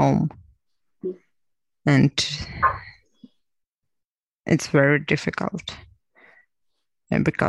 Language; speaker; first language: English; non-native, learner; Ukrainian